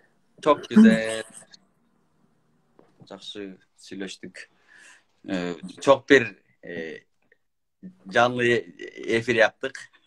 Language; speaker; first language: Turkish; non-native, learner; Kyrgyz